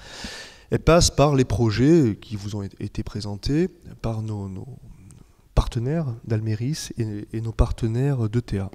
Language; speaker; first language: French; native; French